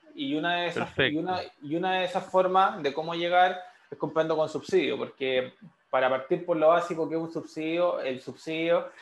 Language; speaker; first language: Spanish; native; Spanish